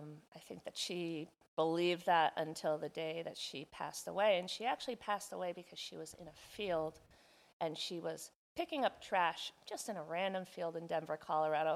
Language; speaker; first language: English; native; English